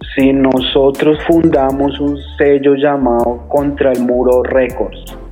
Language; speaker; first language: Spanish; native; Spanish